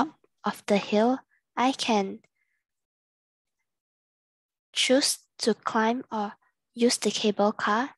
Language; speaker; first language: English; non-native, learner; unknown